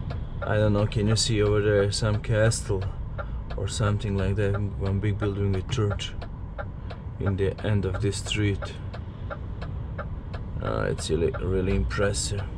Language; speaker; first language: English; non-native, learner; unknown